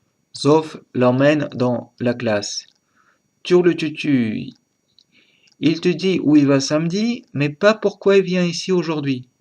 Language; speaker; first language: French; non-native, learner; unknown